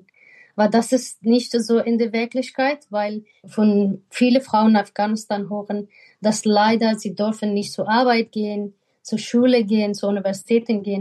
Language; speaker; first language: German; non-native, fluent; Persian